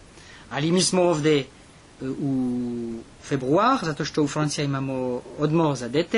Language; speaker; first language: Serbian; non-native, learner; French